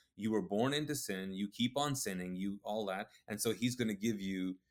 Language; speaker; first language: English; early bilingual, other home language; Urdu